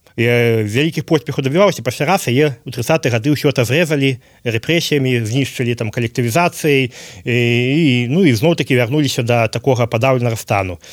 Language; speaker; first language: Belarusian; native; Belarusian